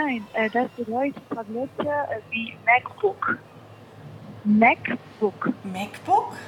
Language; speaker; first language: German; non-native, learner; Spanish